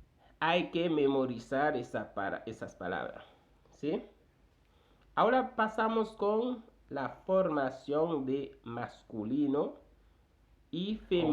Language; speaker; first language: Spanish; non-native, fluent; Haitian Creole